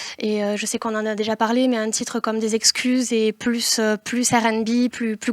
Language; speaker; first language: French; native; French